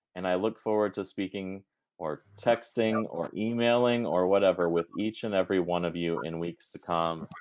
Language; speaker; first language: English; native; English